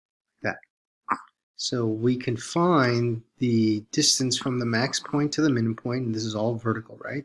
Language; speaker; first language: English; native; English